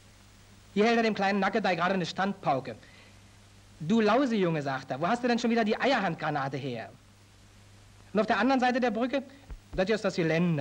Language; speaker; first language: German; native; German